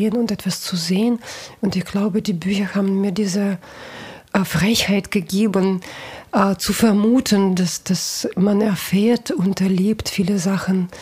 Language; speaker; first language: German; non-native, fluent; Russian